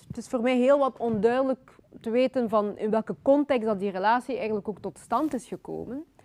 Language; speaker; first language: Dutch; early bilingual, other home language; Lingala